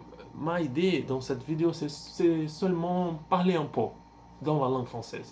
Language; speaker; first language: French; non-native, learner; Portuguese